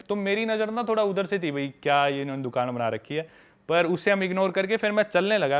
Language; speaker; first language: Hindi; native; Hindi